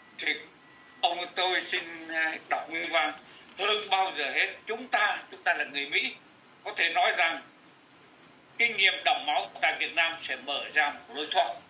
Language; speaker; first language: Vietnamese; native; Vietnamese